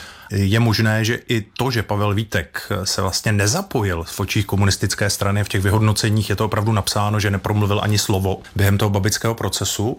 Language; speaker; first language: Czech; native; Czech